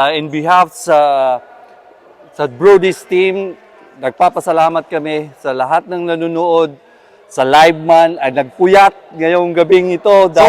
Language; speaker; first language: Filipino; non-native, local second language; Cebuano